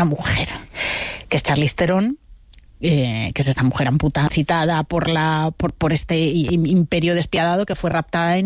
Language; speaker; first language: Spanish; native; Spanish